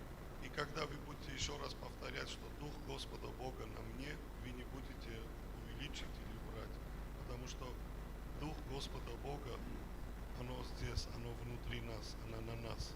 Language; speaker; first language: Russian; non-native, fluent; Armenian